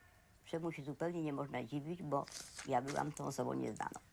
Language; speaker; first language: Polish; native; Polish